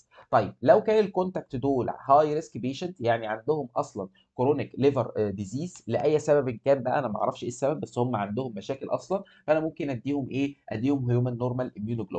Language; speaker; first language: Arabic; native; Arabic